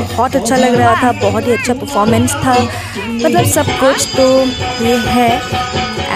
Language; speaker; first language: Hindi; non-native, local second language; Assamese